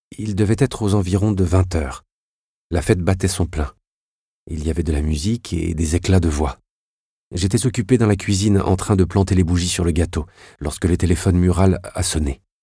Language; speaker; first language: French; native; French